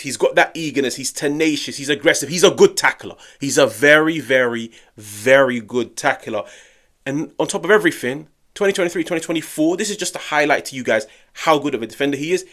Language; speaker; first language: English; native; English